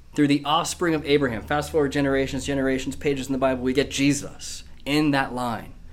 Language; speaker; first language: English; native; English